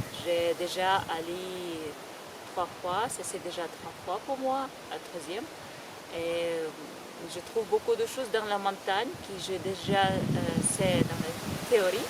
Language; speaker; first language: French; non-native, learner; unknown